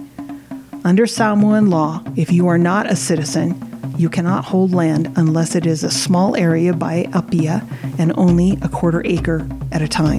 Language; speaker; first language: English; early bilingual, other home language; Samoan